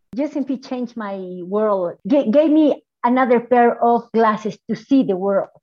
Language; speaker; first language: English; non-native, fluent; Spanish